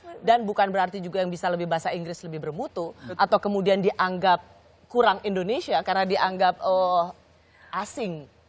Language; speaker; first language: Indonesian; native; Indonesian